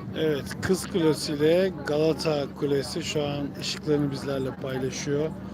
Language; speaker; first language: Turkish; native; Turkish